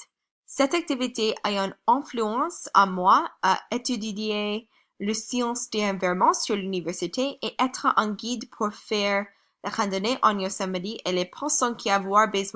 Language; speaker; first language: French; non-native, learner; English